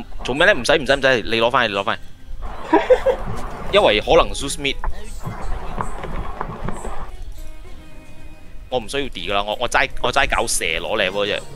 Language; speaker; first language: Chinese; native; Chinese